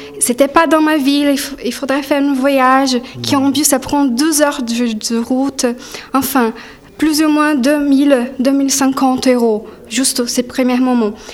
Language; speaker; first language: French; non-native, fluent; Portuguese